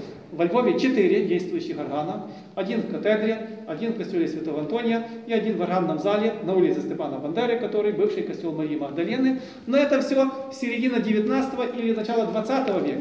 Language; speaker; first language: Russian; native; Russian